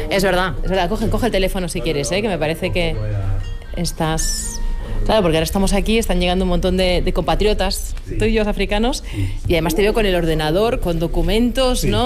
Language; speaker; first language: Spanish; native; Spanish